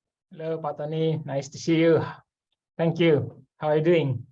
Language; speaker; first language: English; non-native, fluent; Indonesian